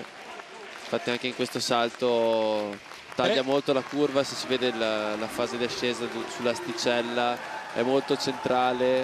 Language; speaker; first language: Italian; native; Italian